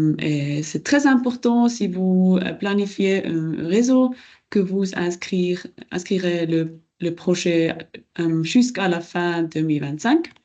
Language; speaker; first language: French; non-native, local second language; German